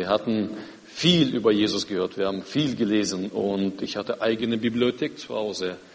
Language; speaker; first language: German; non-native, fluent; Russian